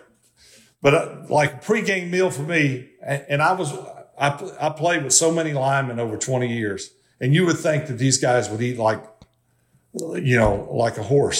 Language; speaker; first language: English; native; English